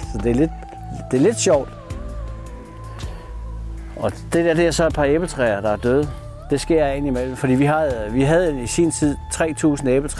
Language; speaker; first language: Danish; native; Danish